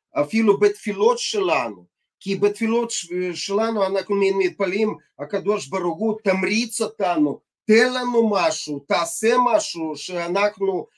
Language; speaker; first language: Hebrew; non-native, fluent; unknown